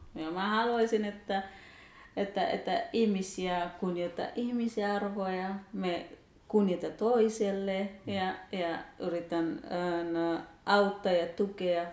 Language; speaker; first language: Finnish; non-native, learner; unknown